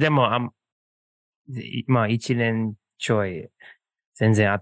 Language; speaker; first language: Japanese; non-native, learner; English